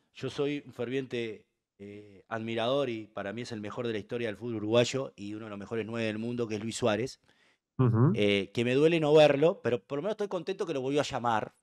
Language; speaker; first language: Spanish; native; Spanish